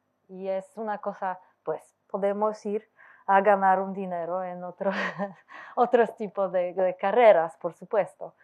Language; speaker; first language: Spanish; non-native, learner; Polish